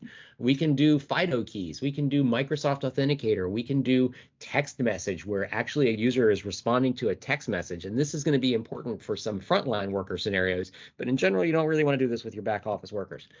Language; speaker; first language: English; native; English